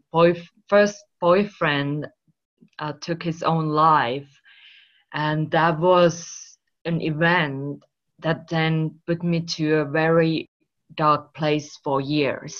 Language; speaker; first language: English; non-native, fluent; Finnish